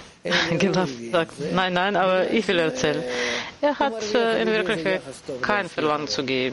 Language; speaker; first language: German; non-native, fluent; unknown